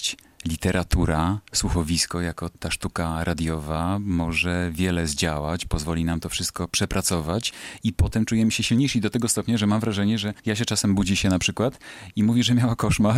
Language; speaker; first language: Polish; native; Polish